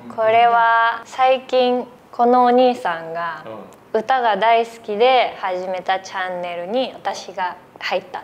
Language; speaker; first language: Japanese; native; Japanese